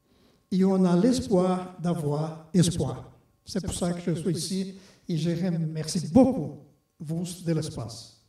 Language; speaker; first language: French; non-native, fluent; Portuguese